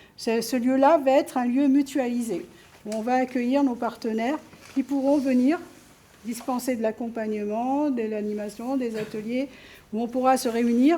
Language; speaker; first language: French; native; French